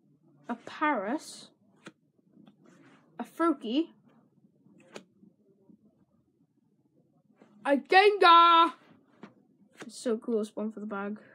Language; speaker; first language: English; native; English